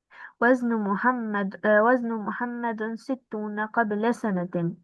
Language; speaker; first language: Arabic; non-native, learner; Albanian